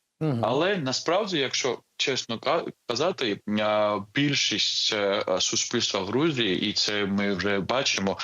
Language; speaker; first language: Ukrainian; non-native, fluent; Georgian